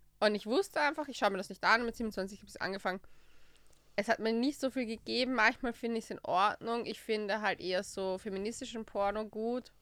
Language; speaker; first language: German; early bilingual, other home language; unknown